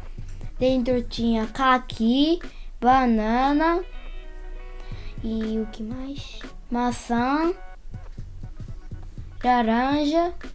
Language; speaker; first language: Portuguese; early bilingual, heritage; Portuguese